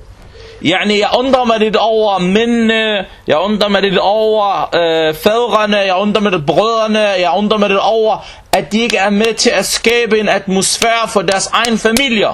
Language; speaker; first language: Danish; non-native, local second language; Arabic